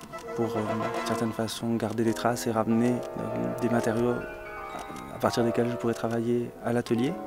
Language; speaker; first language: French; native; French